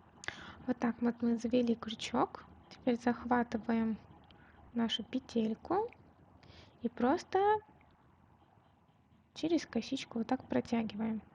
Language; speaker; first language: Russian; native; Russian